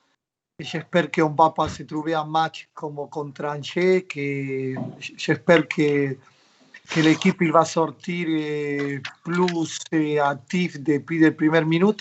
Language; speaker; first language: French; non-native, fluent; Spanish